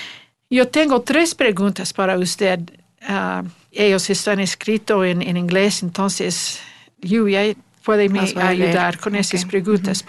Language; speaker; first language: Spanish; non-native, learner; English